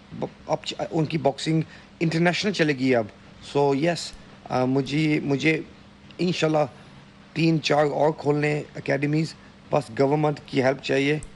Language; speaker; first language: Hindi; early bilingual, heritage; Hindi